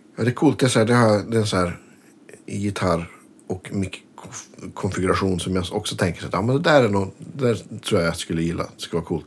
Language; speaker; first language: Swedish; native; Swedish